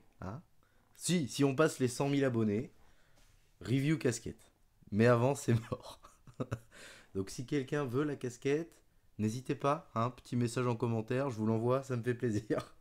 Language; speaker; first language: French; native; French